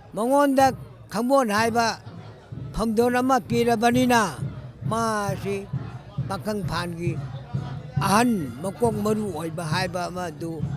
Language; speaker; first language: Manipuri; non-native, local second language; Rongmei Naga